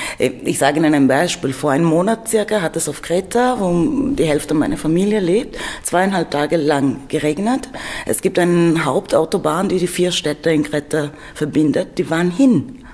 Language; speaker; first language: German; non-native, fluent; Greek